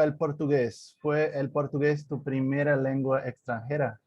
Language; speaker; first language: Spanish; non-native, fluent; Portuguese